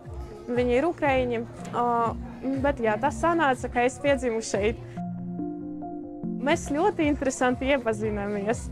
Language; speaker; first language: Latvian; early bilingual, other home language; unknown